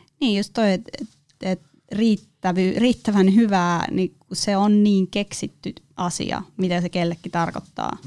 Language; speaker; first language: Finnish; native; Finnish